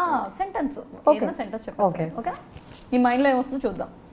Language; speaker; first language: Telugu; native; Telugu